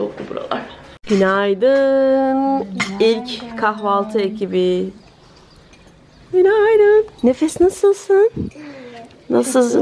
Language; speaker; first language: Turkish; native; Turkish